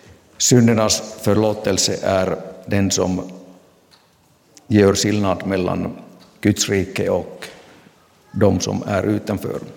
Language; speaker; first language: Swedish; non-native, local second language; Finnish